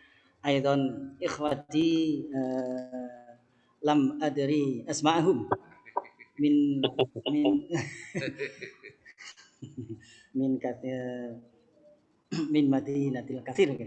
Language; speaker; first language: Arabic; non-native, learner; Indonesian